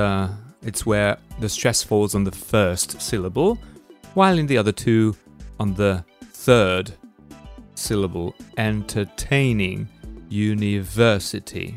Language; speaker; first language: English; non-native, fluent; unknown